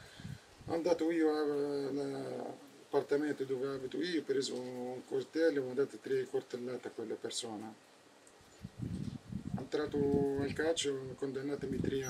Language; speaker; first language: Italian; non-native, learner; Arabic